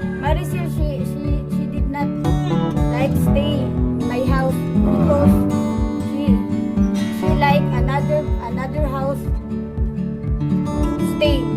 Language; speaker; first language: English; non-native, local second language; Cebuano